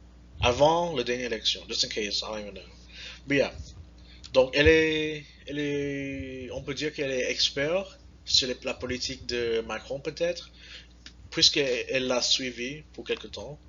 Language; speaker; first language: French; non-native, learner; English